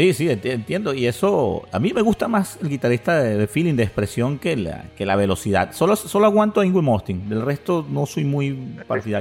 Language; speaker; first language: Spanish; native; Spanish